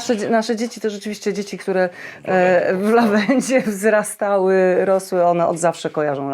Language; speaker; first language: Polish; native; Polish